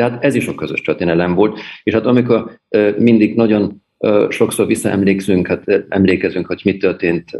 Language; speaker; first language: Hungarian; early bilingual, heritage; German